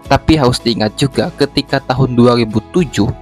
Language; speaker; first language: Indonesian; native; Indonesian